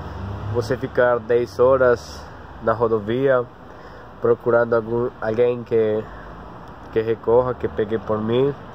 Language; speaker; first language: Portuguese; non-native, learner; Spanish